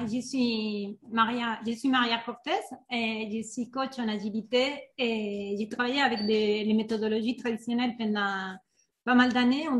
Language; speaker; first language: French; non-native, fluent; Spanish